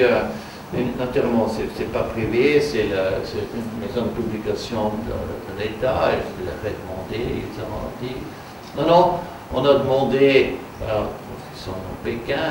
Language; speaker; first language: French; non-native, fluent; German